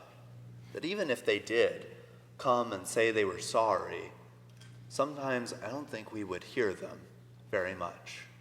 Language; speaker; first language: English; native; English